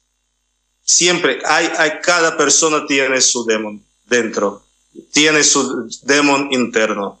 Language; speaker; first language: Spanish; non-native, fluent; Russian